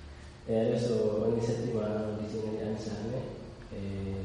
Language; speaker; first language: Italian; non-native, learner; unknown